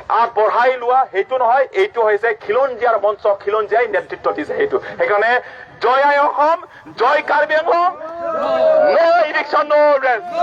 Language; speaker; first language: Assamese; non-native, local second language; Karbi